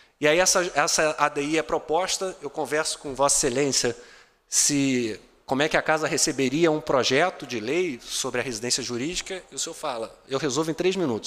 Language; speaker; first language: Portuguese; native; Portuguese